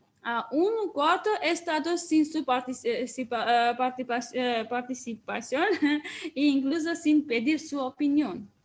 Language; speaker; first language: Spanish; non-native, fluent; Armenian